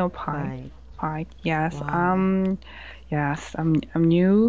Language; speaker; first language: English; non-native, learner; Korean